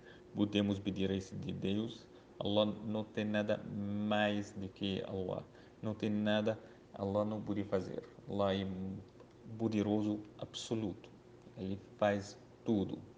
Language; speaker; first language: Portuguese; non-native, learner; Arabic